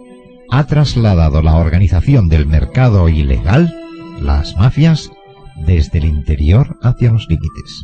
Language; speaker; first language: Spanish; native; Spanish